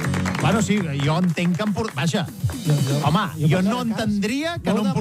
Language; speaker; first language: Catalan; native; Catalan